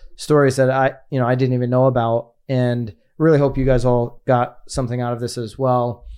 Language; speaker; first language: English; native; English